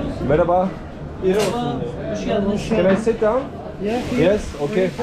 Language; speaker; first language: English; non-native, fluent; German